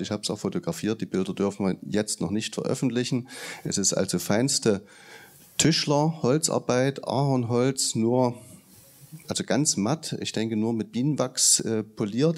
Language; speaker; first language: German; native; German